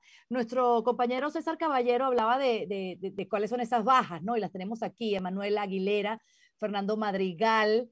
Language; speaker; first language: Spanish; native; Spanish